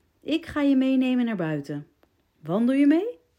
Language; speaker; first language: Dutch; native; Dutch